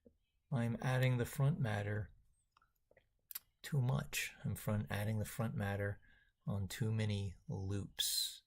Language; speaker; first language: English; native; English